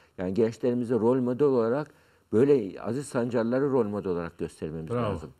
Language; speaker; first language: Turkish; native; Turkish